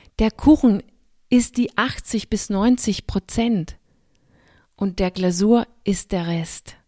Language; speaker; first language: German; non-native, fluent; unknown